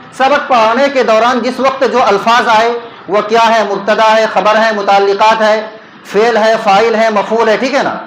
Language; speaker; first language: Urdu; native; Urdu